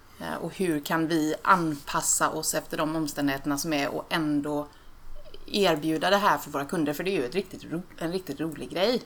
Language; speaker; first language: Swedish; native; Swedish